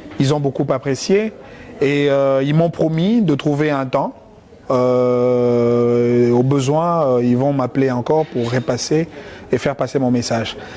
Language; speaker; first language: French; non-native, local second language; Lingala